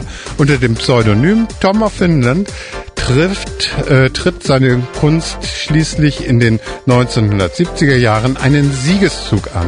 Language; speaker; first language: German; native; German